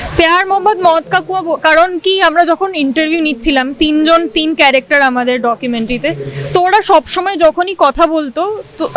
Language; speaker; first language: Bangla; non-native, local second language; Hindi